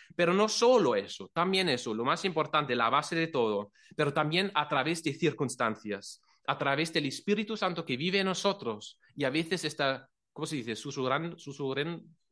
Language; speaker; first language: Spanish; non-native, fluent; German